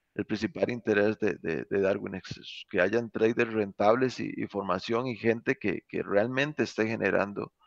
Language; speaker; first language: Spanish; native; Spanish